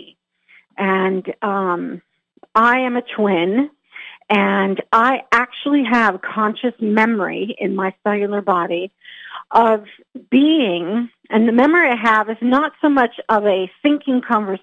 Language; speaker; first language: English; native; English